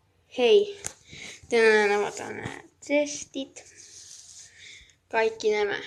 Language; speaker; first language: Finnish; native; Finnish